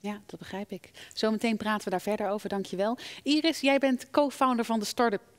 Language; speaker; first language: Dutch; native; Dutch